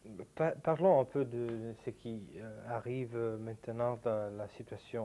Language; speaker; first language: French; non-native, fluent; Italian